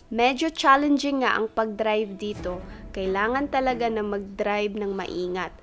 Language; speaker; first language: Filipino; non-native, local second language; Cebuano